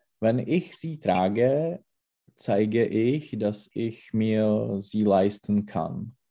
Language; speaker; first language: German; non-native, learner; Czech